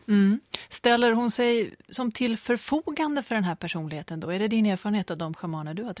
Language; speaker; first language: Swedish; native; Swedish